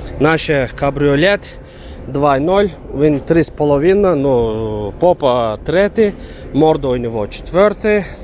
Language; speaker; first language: Ukrainian; early bilingual, heritage; Turkish